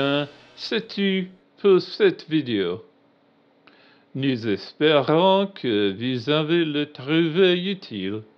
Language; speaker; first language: French; non-native, learner; English